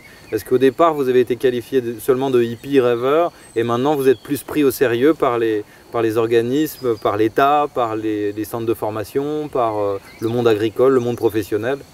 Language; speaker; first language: French; native; French